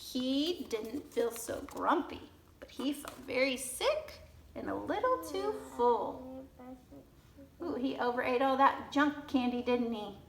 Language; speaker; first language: English; native; English